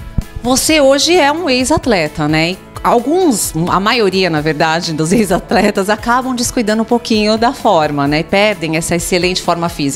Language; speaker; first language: Portuguese; native; Portuguese